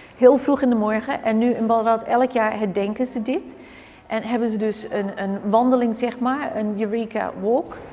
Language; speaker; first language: Dutch; native; Dutch